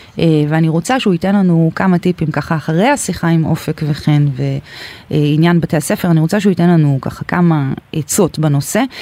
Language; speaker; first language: Hebrew; native; Hebrew